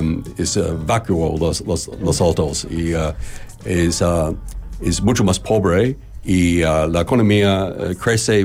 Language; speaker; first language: Spanish; non-native, learner; English